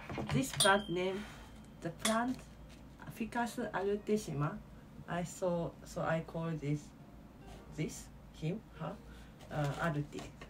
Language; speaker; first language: English; non-native, learner; Japanese